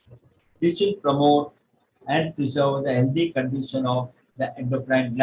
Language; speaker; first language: English; non-native, local second language; Hindi